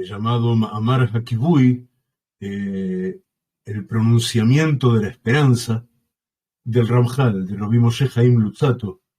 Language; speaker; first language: Spanish; native; Spanish